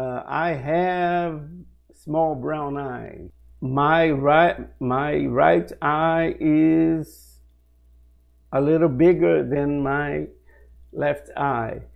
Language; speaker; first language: English; non-native, fluent; Portuguese